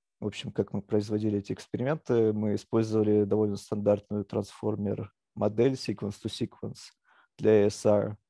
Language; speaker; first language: Russian; native; Russian